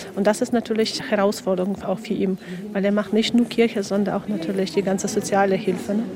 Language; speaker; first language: German; non-native, fluent; Ukrainian